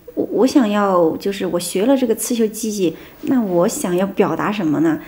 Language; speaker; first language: Chinese; native; Chinese